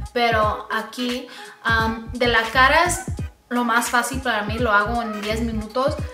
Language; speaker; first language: Spanish; early bilingual, other home language; English